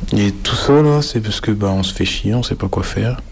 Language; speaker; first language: French; native; French